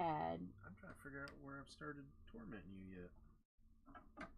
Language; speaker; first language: English; native; English